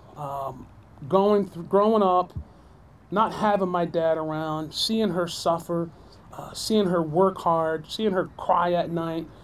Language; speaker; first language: English; native; English